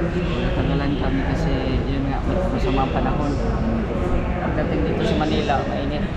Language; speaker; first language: Filipino; non-native, local second language; Cebuano